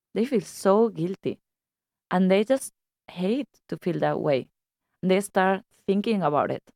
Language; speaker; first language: English; non-native, fluent; Spanish